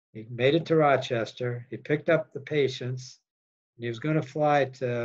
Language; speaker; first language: English; native; English